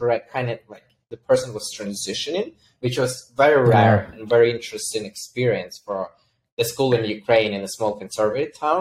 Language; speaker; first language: English; non-native, fluent; Ukrainian